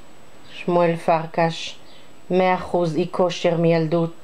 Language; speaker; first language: Hebrew; native; Hebrew